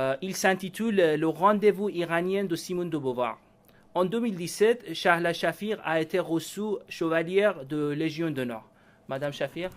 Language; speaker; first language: French; non-native, fluent; Persian